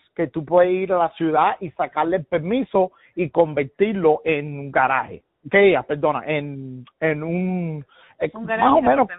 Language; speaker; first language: Spanish; early bilingual, heritage; Spanish